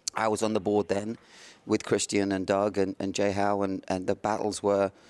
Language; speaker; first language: English; native; English